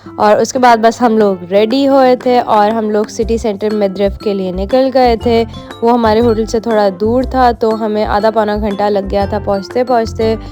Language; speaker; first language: Urdu; native; Urdu